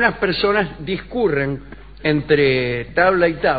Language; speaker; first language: Spanish; native; Spanish